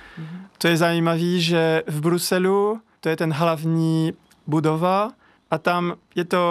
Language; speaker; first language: Czech; non-native, learner; French